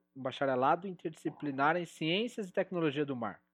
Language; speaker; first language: Portuguese; native; Portuguese